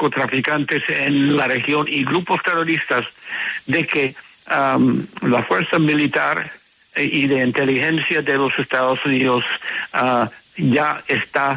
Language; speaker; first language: Spanish; non-native, fluent; English